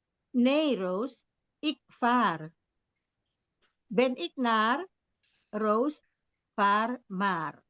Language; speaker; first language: Dutch; non-native, fluent; Indonesian